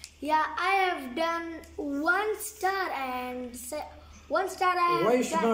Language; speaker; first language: English; non-native, learner; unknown